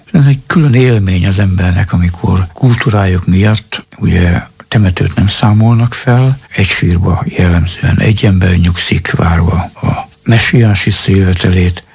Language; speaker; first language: Hungarian; native; Hungarian